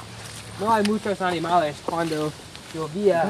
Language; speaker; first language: Spanish; non-native, learner; English